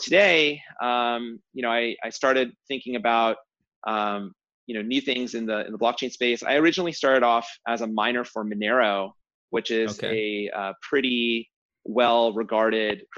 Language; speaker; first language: English; native; English